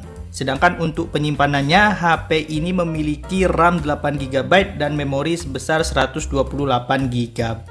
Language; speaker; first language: Indonesian; native; Indonesian